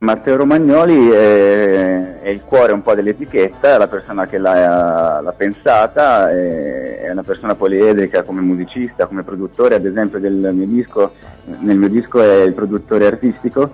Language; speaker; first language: Italian; native; Italian